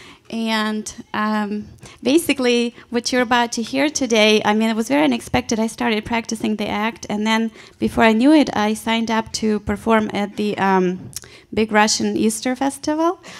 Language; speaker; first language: English; non-native, fluent; Russian